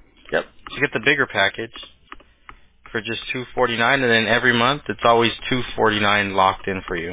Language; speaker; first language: English; early bilingual, other home language; Spanish